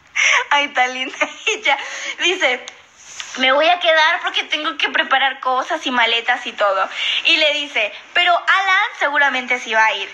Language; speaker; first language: Spanish; native; Spanish